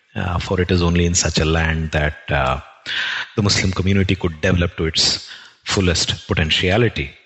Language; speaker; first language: English; non-native, local second language; Telugu